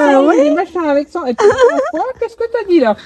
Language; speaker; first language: French; native; French